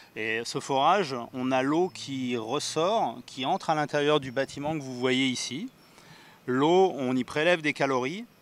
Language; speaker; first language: French; native; French